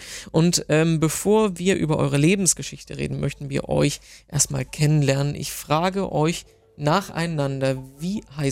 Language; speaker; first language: German; native; German